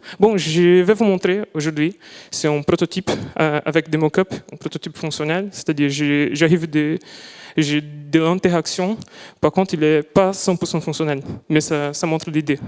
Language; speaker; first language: French; non-native, fluent; Portuguese